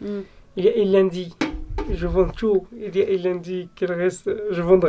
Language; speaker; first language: French; non-native, learner; Arabic